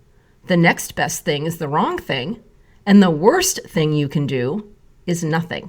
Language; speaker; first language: English; native; English